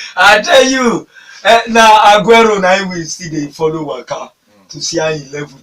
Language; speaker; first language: Nigerian Pidgin; native; Nigerian Pidgin